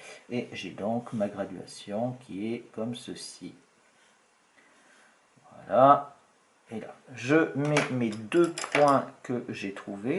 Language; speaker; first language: French; native; French